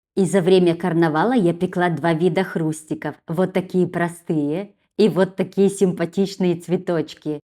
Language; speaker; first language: Russian; native; Russian